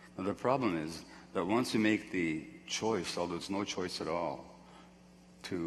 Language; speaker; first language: English; non-native, fluent; Hungarian